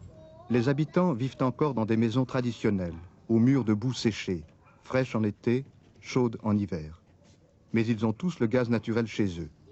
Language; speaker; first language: French; native; French